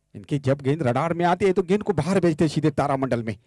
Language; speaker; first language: Hindi; non-native, local second language; Marathi